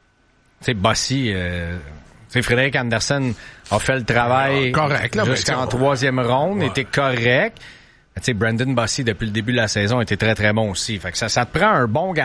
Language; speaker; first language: French; native; French